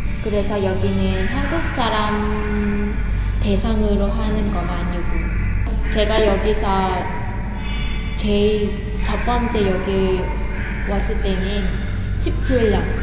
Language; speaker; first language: Korean; non-native, fluent; Vietnamese